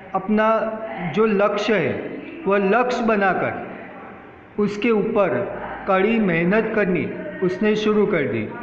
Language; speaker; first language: Hindi; non-native, local second language; Gujarati